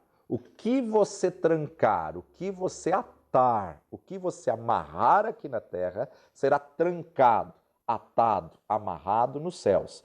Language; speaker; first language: Portuguese; native; Portuguese